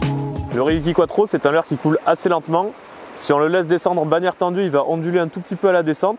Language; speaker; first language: French; native; French